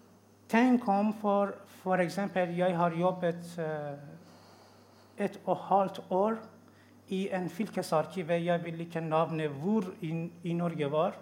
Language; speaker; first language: Swedish; non-native, learner; Persian